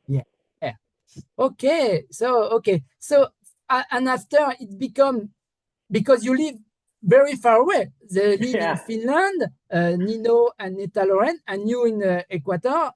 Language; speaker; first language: English; non-native, learner; French